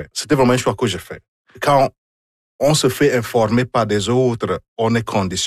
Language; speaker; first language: French; non-native, fluent; Igbo